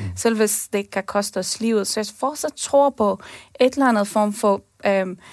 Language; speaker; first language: Danish; early bilingual, other home language; Persian